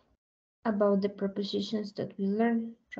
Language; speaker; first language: English; non-native, learner; Spanish